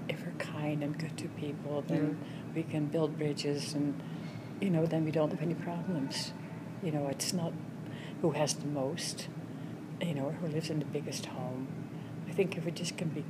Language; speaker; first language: English; non-native, fluent; Dutch